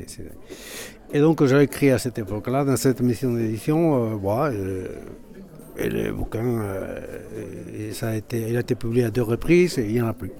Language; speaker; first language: French; non-native, fluent; Basque